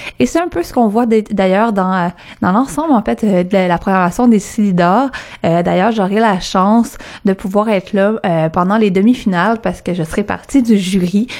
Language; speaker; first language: French; early bilingual, other home language; Arabic